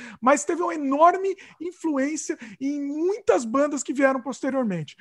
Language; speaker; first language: Portuguese; native; Portuguese